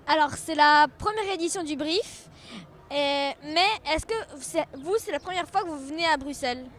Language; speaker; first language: French; native; French